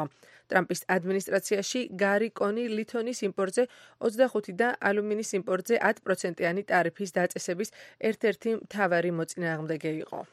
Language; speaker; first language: Georgian; native; Georgian